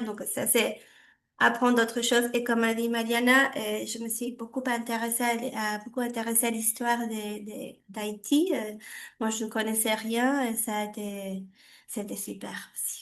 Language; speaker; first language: French; non-native, fluent; Spanish